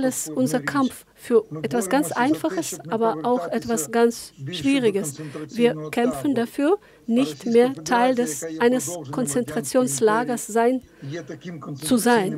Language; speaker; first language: German; non-native, fluent; Ukrainian